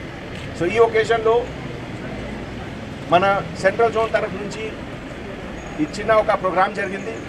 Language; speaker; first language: Telugu; non-native, fluent; Hindi